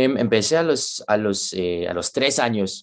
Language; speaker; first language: Spanish; early bilingual, heritage; Spanish